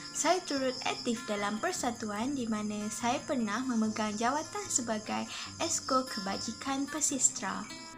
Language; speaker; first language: Malay; native; Malay